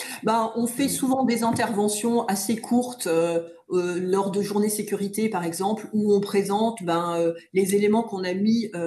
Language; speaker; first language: French; native; French